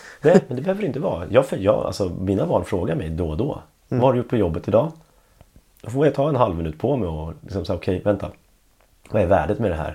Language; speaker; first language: Swedish; native; Swedish